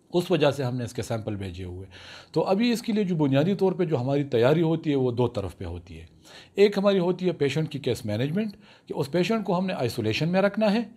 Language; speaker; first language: Urdu; non-native, local second language; Pashto